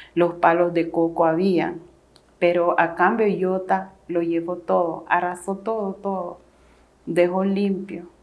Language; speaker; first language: Spanish; native; Spanish